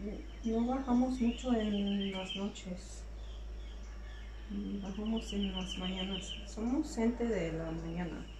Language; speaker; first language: Spanish; non-native, learner; English